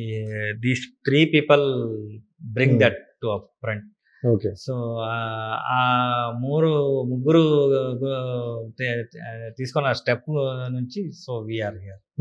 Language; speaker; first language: Telugu; non-native, learner; Kannada